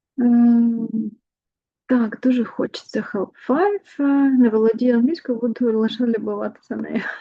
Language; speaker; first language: Ukrainian; non-native, local second language; Russian